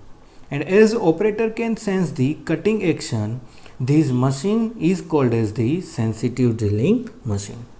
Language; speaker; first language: English; non-native, local second language; Gujarati